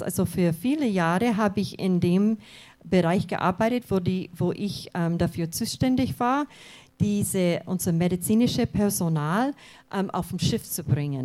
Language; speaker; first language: German; non-native, fluent; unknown